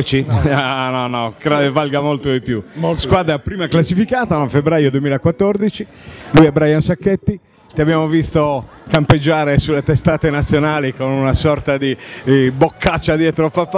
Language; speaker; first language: Italian; native; Italian